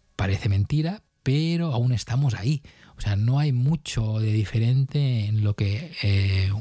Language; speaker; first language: Spanish; native; Spanish